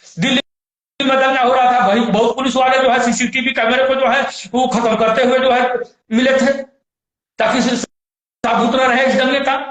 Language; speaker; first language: Hindi; native; Hindi